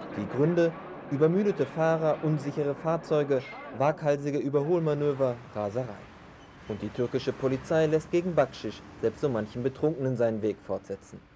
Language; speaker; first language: German; native; German